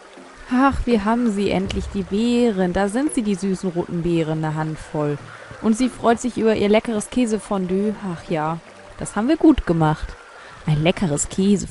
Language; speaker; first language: German; native; German